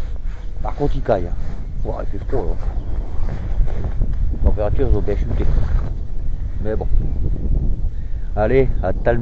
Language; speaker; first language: French; native; French